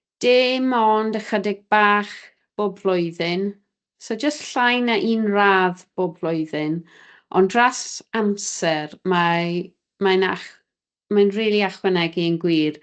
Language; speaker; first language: Welsh; native; Welsh